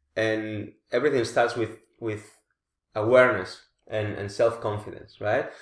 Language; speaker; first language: English; non-native, fluent; Spanish